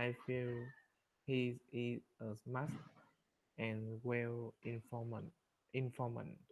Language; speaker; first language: English; non-native, learner; Vietnamese